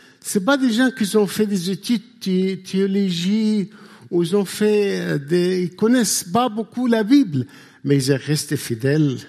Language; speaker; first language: French; non-native, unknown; Arabic